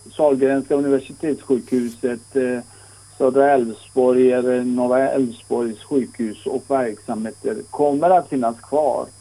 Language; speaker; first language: Swedish; non-native, fluent; Persian